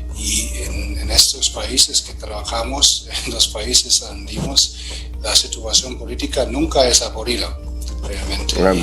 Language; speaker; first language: Spanish; non-native, fluent; German